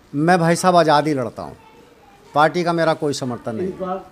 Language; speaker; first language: Hindi; native; Hindi